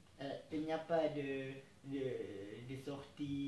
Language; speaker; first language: French; non-native, fluent; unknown